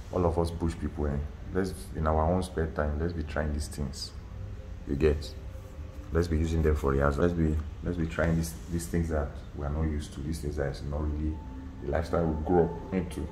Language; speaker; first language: English; non-native, local second language; Yoruba